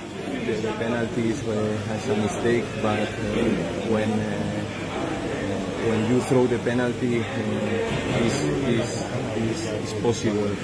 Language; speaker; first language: English; non-native, learner; Spanish